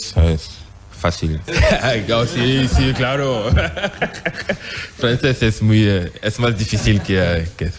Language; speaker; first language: Spanish; non-native, learner; French